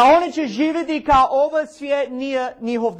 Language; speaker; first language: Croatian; non-native, learner; English